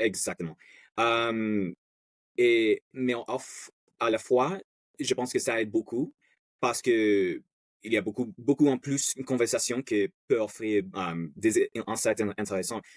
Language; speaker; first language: French; non-native, learner; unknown